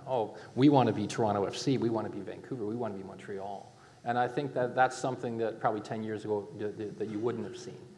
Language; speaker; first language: English; native; English